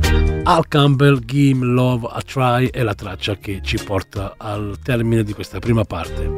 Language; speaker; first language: Italian; native; Italian